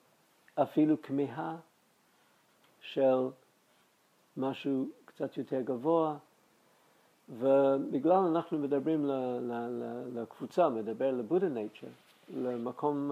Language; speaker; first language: Hebrew; non-native, fluent; English